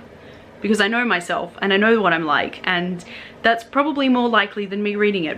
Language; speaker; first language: English; native; English